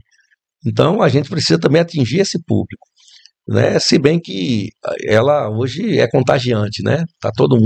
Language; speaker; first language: Portuguese; native; Portuguese